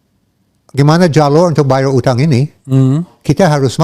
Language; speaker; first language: Indonesian; non-native, learner; English